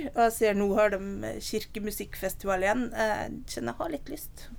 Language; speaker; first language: Norwegian; native; Norwegian